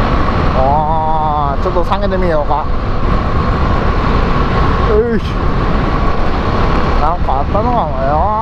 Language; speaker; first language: Japanese; native; Japanese